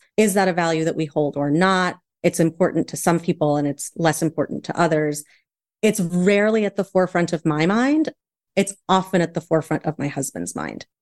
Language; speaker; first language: English; native; English